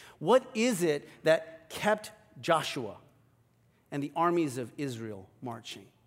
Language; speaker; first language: English; early bilingual, other home language; Korean